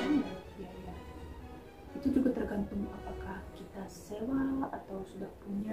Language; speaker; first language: Indonesian; non-native, fluent; Russian